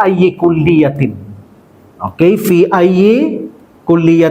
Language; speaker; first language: Arabic; non-native, fluent; Filipino